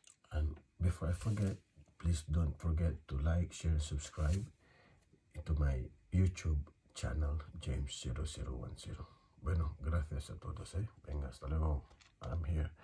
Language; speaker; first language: English; non-native, local second language; Filipino